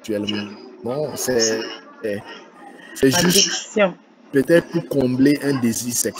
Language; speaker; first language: French; non-native, fluent; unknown